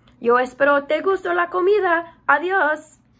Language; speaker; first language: Spanish; non-native, learner; English